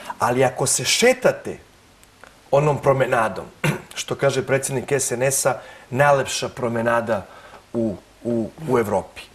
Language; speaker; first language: Serbian; native; Serbian